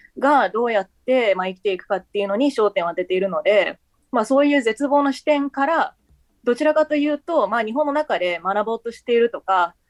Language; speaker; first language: Japanese; early bilingual, heritage; Japanese